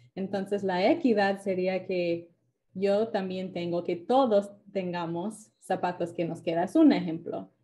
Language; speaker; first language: Spanish; non-native, fluent; English